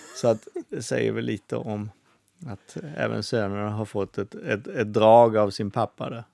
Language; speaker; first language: Swedish; native; Swedish